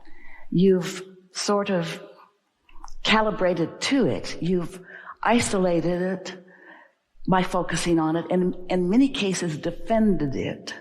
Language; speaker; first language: English; native; English